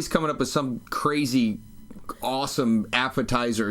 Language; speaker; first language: English; native; English